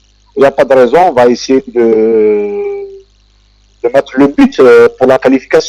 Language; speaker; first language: French; non-native, local second language; Kabyle